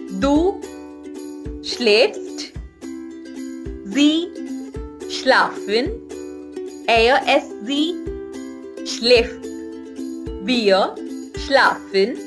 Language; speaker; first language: German; non-native, fluent; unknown